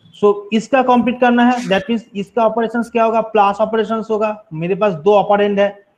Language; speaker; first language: Hindi; non-native, local second language; Bangla